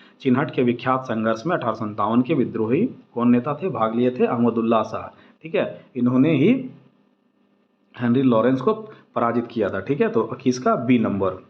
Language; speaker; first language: Hindi; native; Hindi